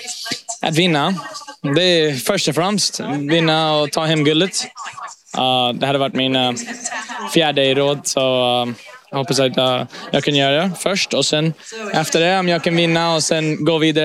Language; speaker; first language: Swedish; early bilingual, heritage; English